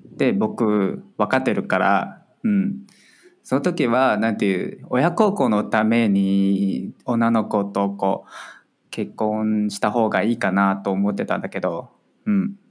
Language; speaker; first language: Japanese; native; Japanese